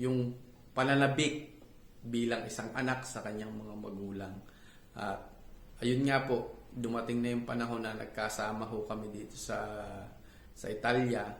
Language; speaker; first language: Filipino; native; Filipino